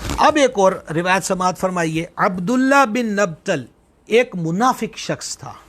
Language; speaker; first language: Urdu; non-native, local second language; Punjabi